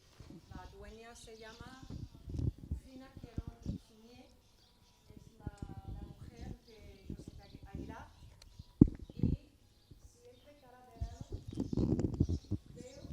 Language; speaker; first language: Spanish; non-native, fluent; English